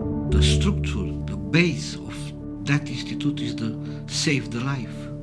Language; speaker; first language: English; non-native, learner; Romanian